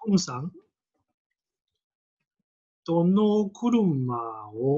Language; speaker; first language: Japanese; non-native, learner; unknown